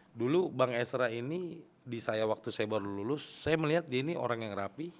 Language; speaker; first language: Indonesian; native; Indonesian